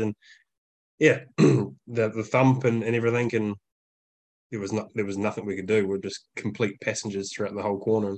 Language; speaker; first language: English; native; English